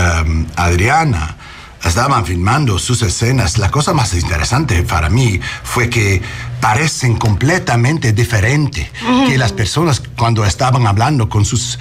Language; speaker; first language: Spanish; early bilingual, heritage; English